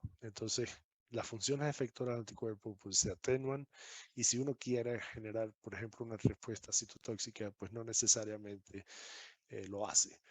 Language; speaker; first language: Spanish; native; Spanish